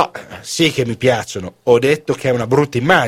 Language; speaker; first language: Italian; native; Italian